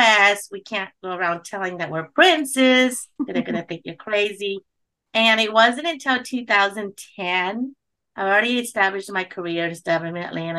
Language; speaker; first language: English; early bilingual, other home language; Khmer